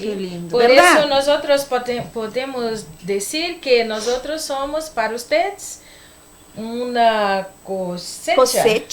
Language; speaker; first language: Spanish; non-native, learner; Portuguese